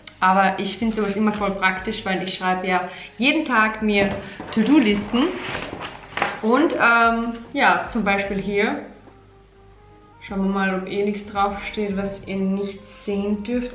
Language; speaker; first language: German; native; German